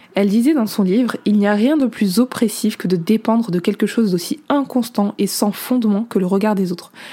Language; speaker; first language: French; native; French